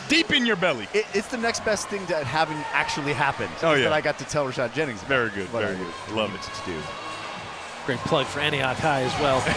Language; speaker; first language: English; native; English